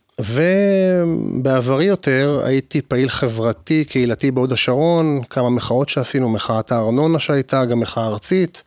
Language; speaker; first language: Hebrew; native; Hebrew